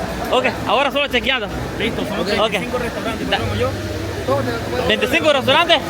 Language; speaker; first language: Spanish; non-native, learner; Pashto